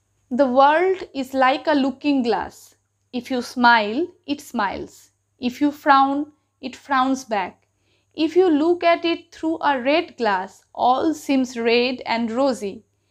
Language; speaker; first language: English; non-native, local second language; Bangla